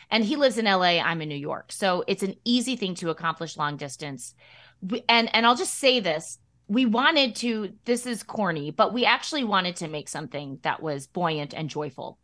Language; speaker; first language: English; native; English